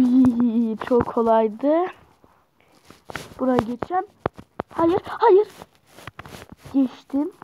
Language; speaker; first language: Turkish; native; Turkish